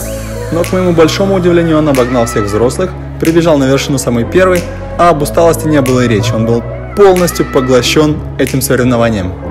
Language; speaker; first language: Russian; native; Russian